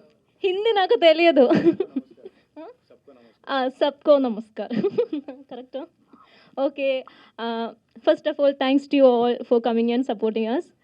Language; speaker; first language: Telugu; non-native, local second language; Malayalam